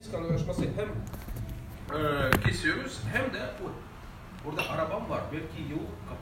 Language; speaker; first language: Turkish; non-native, fluent; Russian